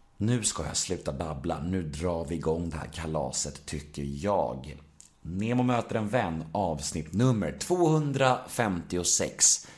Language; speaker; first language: Swedish; native; Swedish